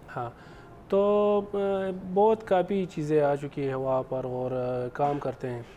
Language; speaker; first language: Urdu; non-native, fluent; Pashto